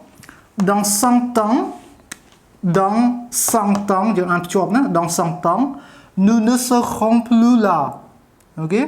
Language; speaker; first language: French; non-native, fluent; Khmer